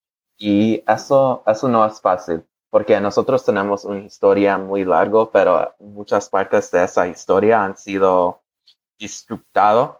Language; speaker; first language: Spanish; early bilingual, heritage; English